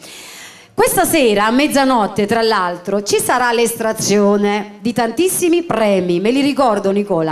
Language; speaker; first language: Italian; native; Italian